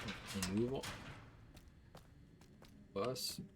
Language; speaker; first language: French; native; French